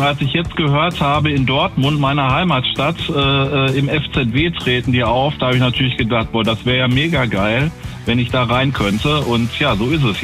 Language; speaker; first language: German; native; German